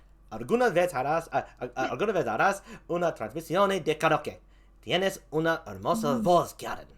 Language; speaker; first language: Spanish; non-native, learner; English